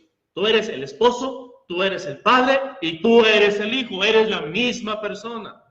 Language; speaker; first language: Spanish; native; Spanish